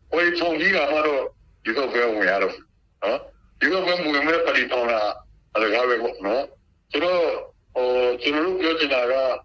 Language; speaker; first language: Burmese; non-native, local second language; Karen languages